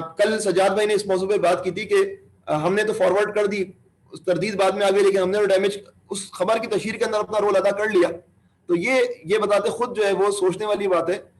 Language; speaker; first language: Urdu; native; Urdu